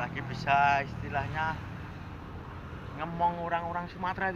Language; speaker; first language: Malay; non-native, local second language; Javanese